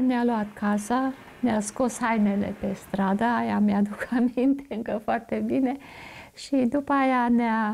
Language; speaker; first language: Romanian; non-native, local second language; German